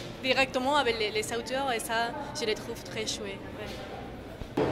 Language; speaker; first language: French; non-native, fluent; Spanish